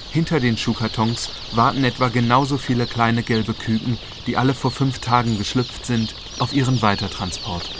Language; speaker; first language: German; native; German